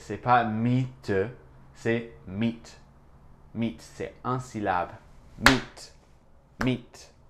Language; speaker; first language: French; non-native, fluent; English